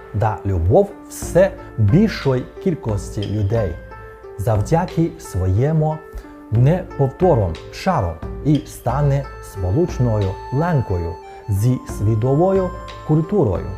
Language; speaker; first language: Ukrainian; non-native, fluent; Chinese